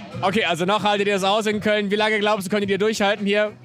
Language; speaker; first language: German; native; German